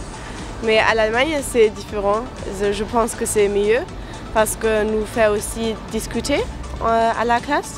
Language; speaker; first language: French; non-native, learner; German